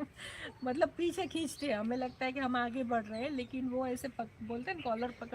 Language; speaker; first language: Hindi; native; Hindi